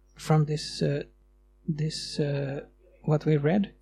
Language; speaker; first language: English; non-native, fluent; Swedish